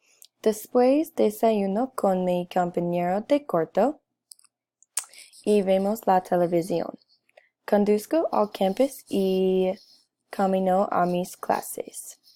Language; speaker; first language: Spanish; non-native, learner; English